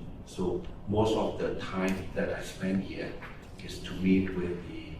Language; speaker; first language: English; non-native, fluent; Thai